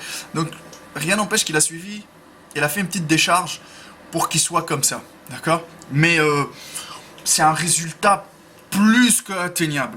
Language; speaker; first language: French; native; French